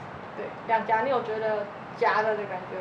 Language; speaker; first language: Chinese; native; Chinese